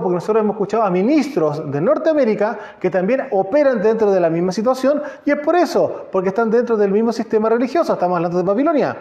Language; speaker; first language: Spanish; native; Spanish